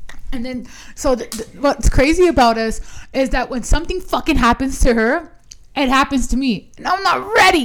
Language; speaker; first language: English; early bilingual, other home language; Spanish